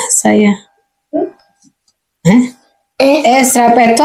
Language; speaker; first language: German; non-native, learner; Indonesian